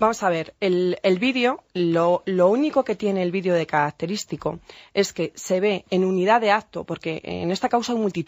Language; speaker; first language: Spanish; native; Spanish